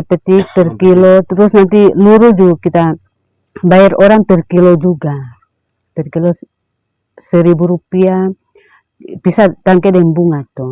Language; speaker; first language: Indonesian; non-native, local second language; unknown